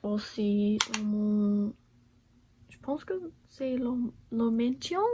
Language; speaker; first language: French; non-native, learner; English